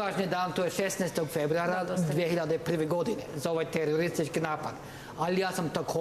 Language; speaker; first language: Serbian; non-native, learner; Norwegian